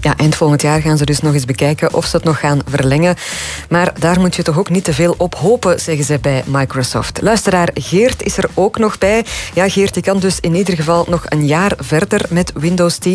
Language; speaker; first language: Dutch; native; Dutch